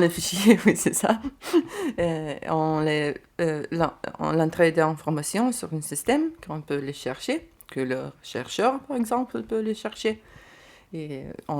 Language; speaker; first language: French; non-native, learner; Lithuanian